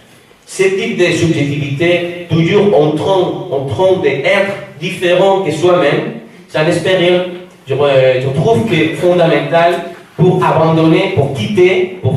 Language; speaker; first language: French; non-native, fluent; Spanish